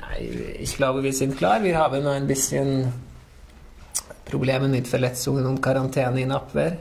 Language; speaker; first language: German; non-native, learner; Norwegian